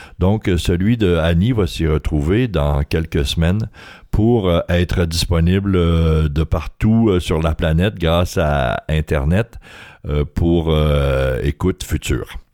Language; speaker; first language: French; native; French